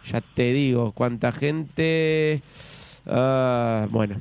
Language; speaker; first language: Spanish; native; Spanish